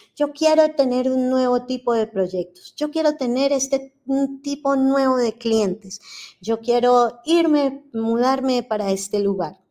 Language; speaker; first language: Spanish; native; Spanish